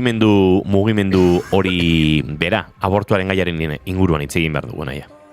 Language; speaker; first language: Basque; native; Basque